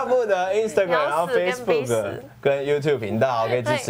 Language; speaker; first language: Chinese; native; Chinese